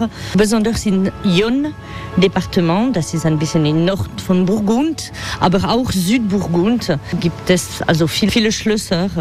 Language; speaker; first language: German; non-native, fluent; French